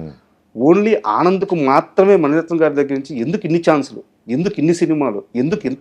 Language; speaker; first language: Telugu; native; Telugu